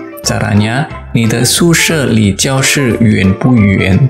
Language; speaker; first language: Chinese; non-native, fluent; Indonesian